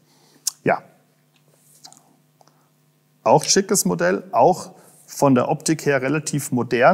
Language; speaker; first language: German; native; German